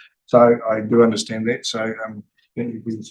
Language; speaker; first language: English; native; English